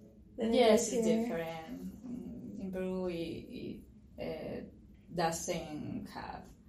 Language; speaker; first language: English; non-native, learner; Spanish